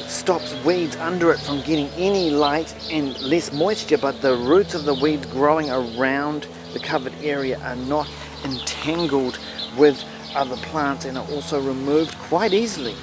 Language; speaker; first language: English; native; English